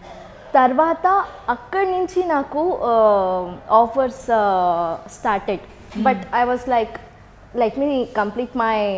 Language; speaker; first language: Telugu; non-native, learner; Kannada